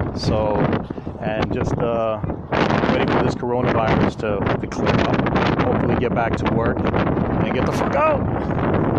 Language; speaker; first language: English; native; English